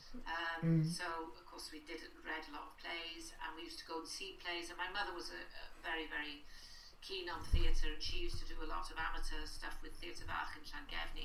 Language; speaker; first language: English; native; English